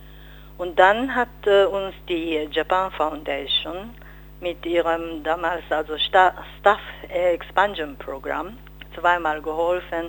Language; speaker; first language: German; non-native, fluent; Japanese